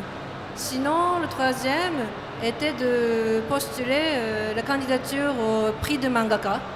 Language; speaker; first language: French; non-native, fluent; Japanese